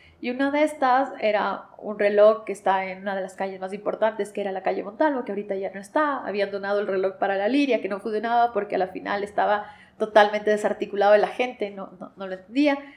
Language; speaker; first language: Spanish; native; Spanish